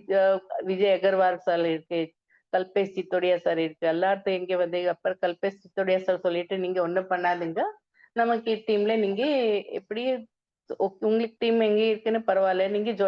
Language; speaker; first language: Tamil; non-native, learner; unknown